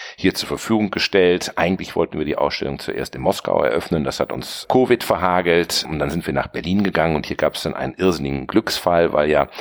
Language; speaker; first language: German; native; German